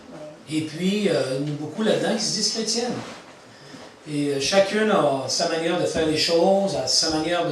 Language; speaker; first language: French; native; French